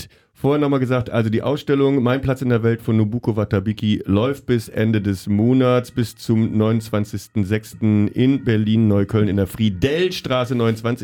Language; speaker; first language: German; native; German